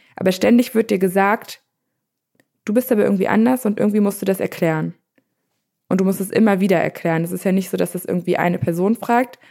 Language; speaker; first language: German; native; German